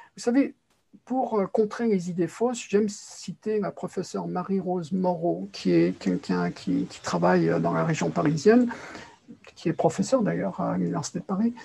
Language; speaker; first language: French; native; French